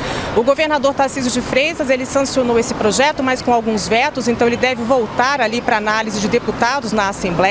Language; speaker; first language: Portuguese; native; Portuguese